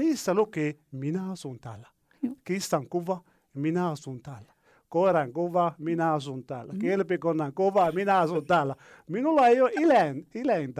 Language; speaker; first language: Finnish; non-native, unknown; Arabic